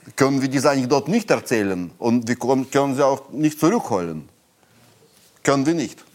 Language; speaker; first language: German; non-native, fluent; Russian